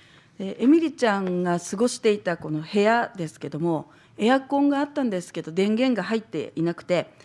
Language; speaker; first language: Japanese; native; Japanese